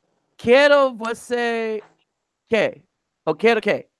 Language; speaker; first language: Portuguese; non-native, learner; English